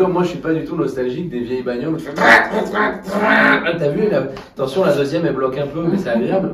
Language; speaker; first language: French; native; French